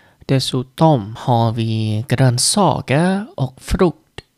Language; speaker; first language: Swedish; non-native, learner; Vietnamese